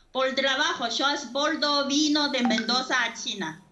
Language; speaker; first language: Spanish; non-native, fluent; Chinese